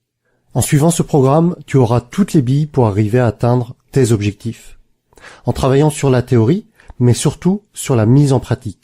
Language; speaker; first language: French; native; French